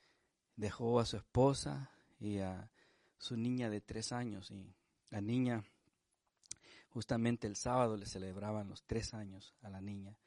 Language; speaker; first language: Spanish; native; Spanish